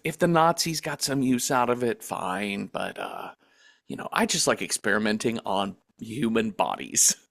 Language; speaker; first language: English; native; English